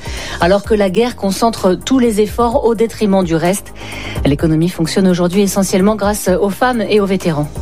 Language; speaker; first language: French; native; French